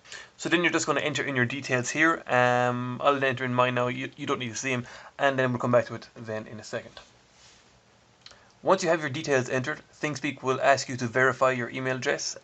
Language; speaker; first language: English; native; English